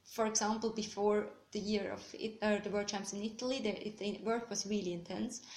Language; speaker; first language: English; non-native, fluent; Swiss German